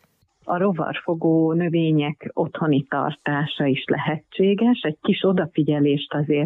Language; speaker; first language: Hungarian; native; Hungarian